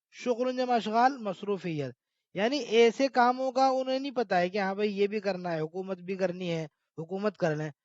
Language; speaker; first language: Urdu; native; Urdu